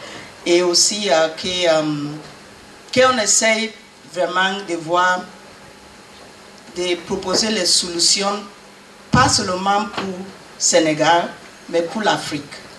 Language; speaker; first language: French; non-native, learner; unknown